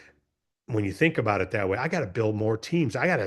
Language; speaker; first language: English; native; English